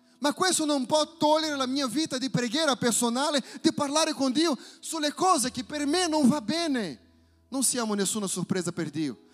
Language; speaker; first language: Italian; non-native, fluent; Portuguese